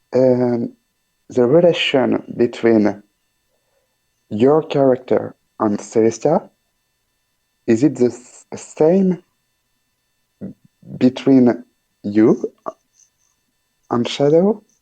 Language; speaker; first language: English; non-native, learner; French